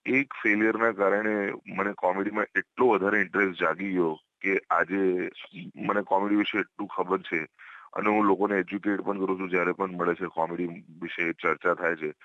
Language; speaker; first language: Gujarati; native; Gujarati